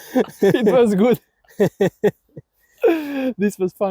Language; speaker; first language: English; non-native, learner; Serbian